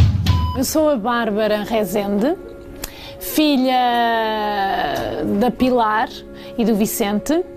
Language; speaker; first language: Portuguese; native; Portuguese